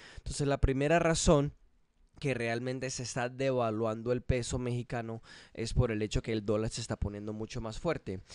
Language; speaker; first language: Spanish; early bilingual, heritage; English